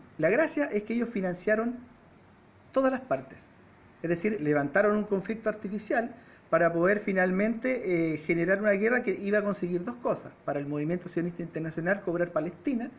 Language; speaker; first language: Spanish; native; Spanish